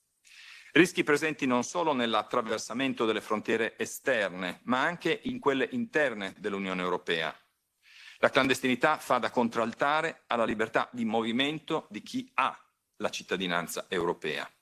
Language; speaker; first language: Italian; native; Italian